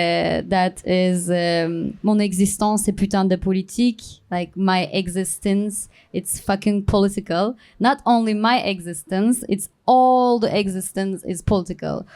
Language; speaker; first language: English; non-native, learner; Turkish